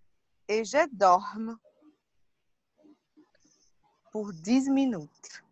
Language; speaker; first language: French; non-native, learner; Portuguese